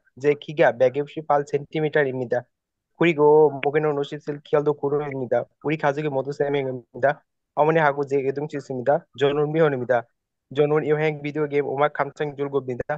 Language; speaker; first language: Korean; non-native, learner; Bangla